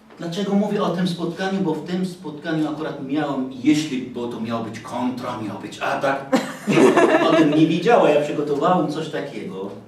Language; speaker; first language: Polish; non-native, fluent; Arabic